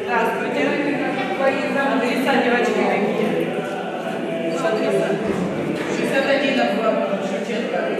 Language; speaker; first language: Russian; native; Russian